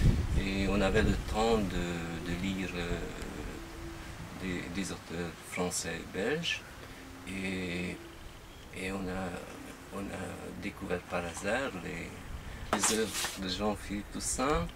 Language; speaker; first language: French; non-native, fluent; Hungarian